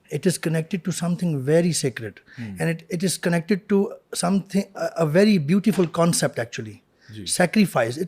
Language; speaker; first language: English; non-native, local second language; Urdu